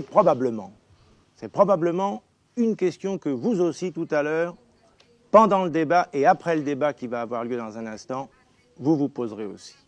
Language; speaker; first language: French; native; French